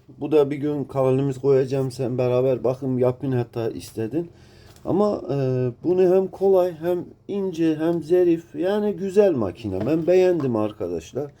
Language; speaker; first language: Turkish; non-native, learner; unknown